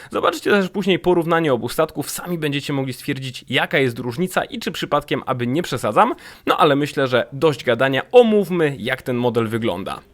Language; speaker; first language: Polish; native; Polish